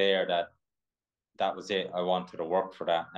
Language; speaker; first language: English; native; English